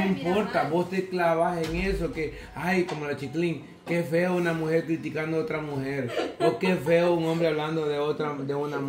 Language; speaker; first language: Spanish; native; Spanish